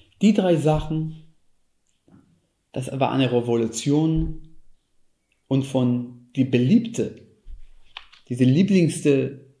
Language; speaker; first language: German; non-native, fluent; Hebrew